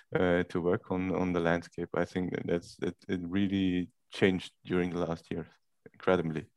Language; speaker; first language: English; non-native, fluent; Dutch